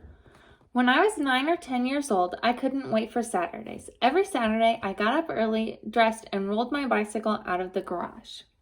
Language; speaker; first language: English; native; English